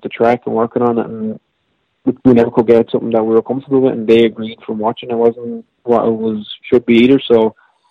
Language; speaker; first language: English; native; English